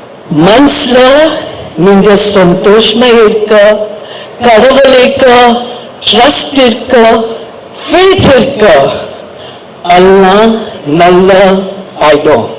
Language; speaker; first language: Tamil; non-native, learner; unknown